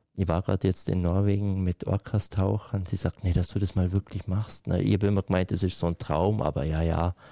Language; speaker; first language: German; native; German